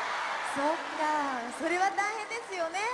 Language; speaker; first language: Japanese; non-native, fluent; Khmer